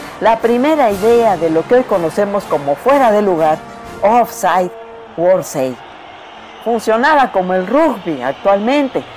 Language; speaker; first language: Spanish; native; Spanish